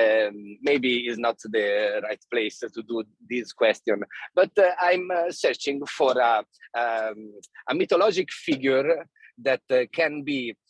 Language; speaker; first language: English; non-native, fluent; Italian